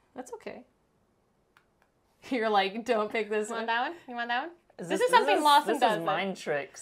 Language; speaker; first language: English; native; English